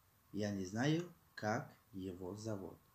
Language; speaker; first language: Russian; non-native, local second language; Tajik